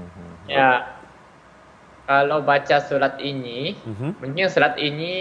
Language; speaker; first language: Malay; non-native, fluent; Japanese